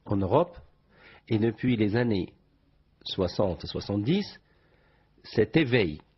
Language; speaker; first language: French; non-native, local second language; Arabic